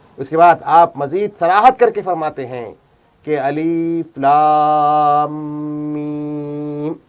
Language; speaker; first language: Urdu; native; Urdu